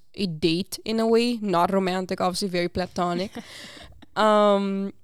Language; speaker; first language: English; non-native, fluent; Papiamento